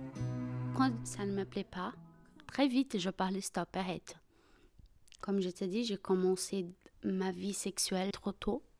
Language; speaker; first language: French; non-native, fluent; Portuguese